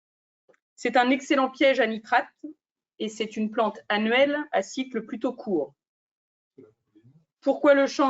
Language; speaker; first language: French; native; French